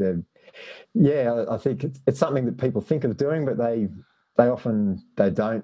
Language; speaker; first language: English; native; English